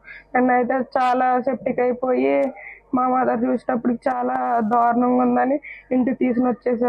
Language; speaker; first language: Telugu; native; Telugu